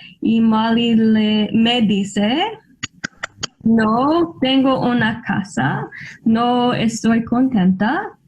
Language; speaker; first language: Spanish; non-native, learner; English